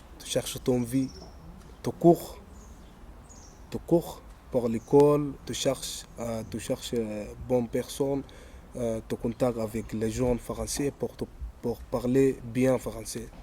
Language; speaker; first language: French; non-native, learner; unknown